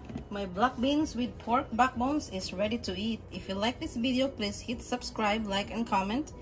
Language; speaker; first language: English; non-native, local second language; Filipino